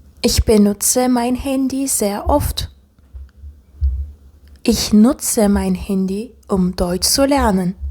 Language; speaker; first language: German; non-native, fluent; Turkish